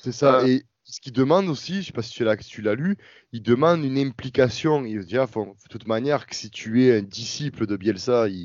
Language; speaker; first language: French; native; French